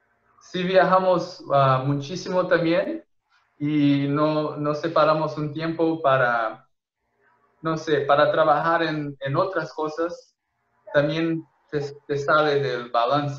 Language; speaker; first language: Spanish; non-native, fluent; Portuguese